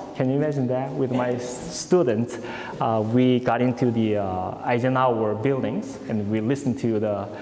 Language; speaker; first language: English; non-native, fluent; Korean